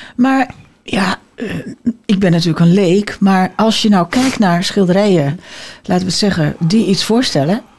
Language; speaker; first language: Dutch; native; Dutch